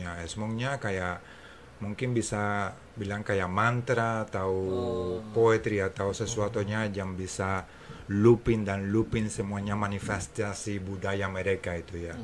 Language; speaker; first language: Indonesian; non-native, fluent; English